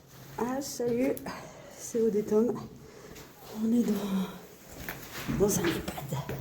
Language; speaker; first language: French; native; French